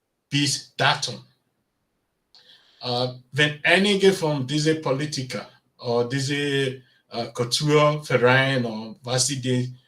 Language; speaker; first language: German; non-native, learner; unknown